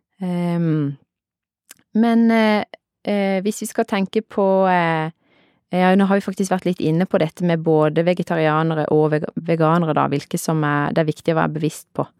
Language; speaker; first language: Norwegian; native; Norwegian